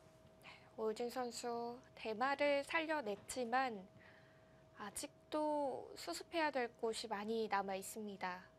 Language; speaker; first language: Korean; native; Korean